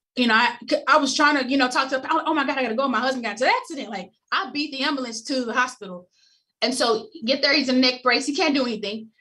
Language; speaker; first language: English; native; English